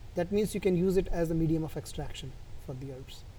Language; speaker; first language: English; non-native, local second language; Hindi